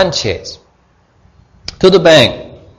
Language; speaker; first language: Portuguese; non-native, fluent; English